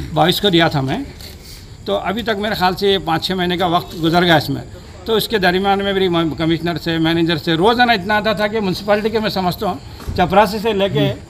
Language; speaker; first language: Hindi; non-native, local second language; Urdu